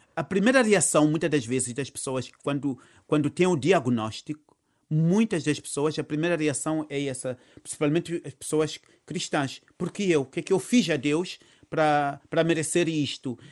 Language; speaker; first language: Portuguese; non-native, local second language; Tsonga